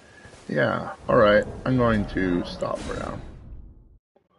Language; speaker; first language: English; native; English